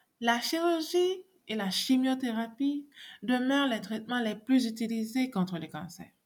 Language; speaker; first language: French; non-native, local second language; Haitian Creole